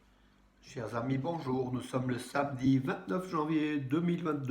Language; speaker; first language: French; native; French